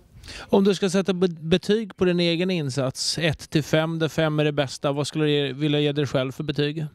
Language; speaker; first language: Swedish; native; Swedish